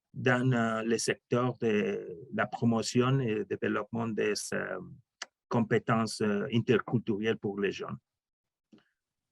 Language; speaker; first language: French; non-native, learner; Spanish